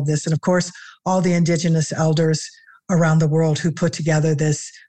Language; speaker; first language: English; native; English